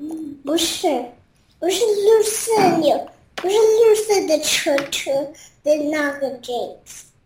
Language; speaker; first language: Chinese; early bilingual, heritage; Chinese